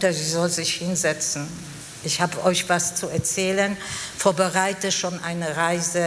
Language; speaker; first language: German; non-native, fluent; Polish